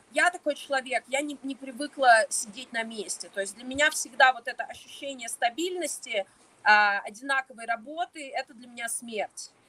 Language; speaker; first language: Russian; native; Russian